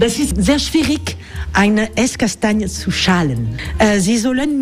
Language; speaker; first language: German; non-native, learner; French